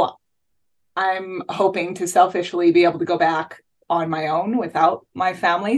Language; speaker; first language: English; native; English